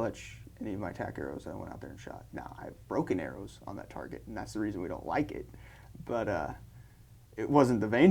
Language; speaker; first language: English; native; English